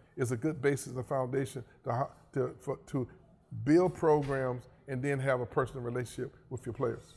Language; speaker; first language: English; native; English